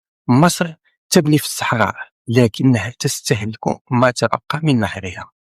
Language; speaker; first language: Arabic; native; Arabic